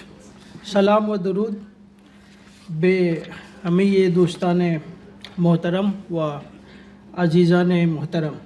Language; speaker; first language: Persian; non-native, learner; Urdu